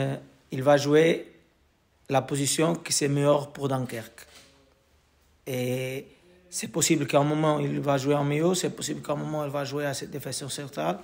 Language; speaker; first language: French; non-native, learner; Portuguese